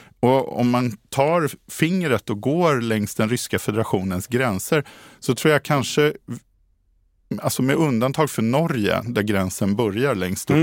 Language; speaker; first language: Swedish; native; Swedish